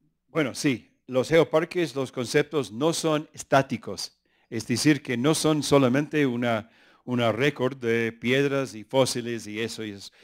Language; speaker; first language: Spanish; early bilingual, other home language; English